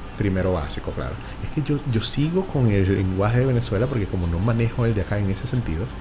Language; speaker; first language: Spanish; native; Spanish